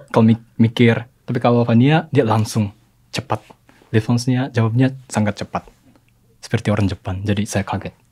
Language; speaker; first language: Indonesian; non-native, fluent; Japanese